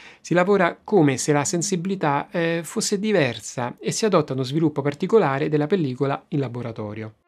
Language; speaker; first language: Italian; native; Italian